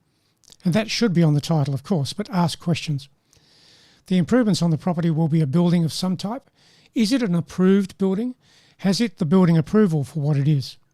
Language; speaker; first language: English; native; English